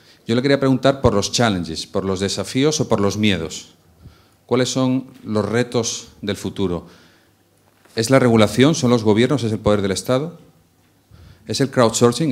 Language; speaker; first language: Spanish; native; Spanish